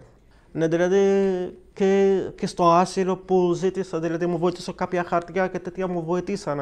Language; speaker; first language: Greek; non-native, learner; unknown